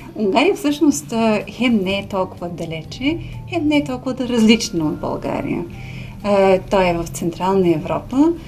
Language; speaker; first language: Bulgarian; early bilingual, heritage; Hungarian